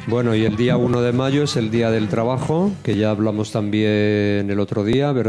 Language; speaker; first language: Spanish; native; Spanish